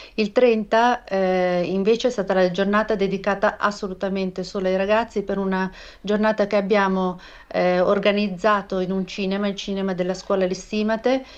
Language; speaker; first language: Italian; native; Italian